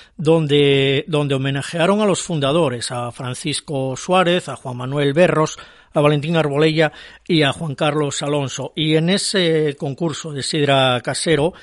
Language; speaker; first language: Spanish; native; Spanish